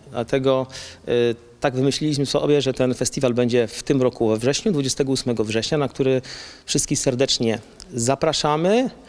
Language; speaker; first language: Polish; native; Polish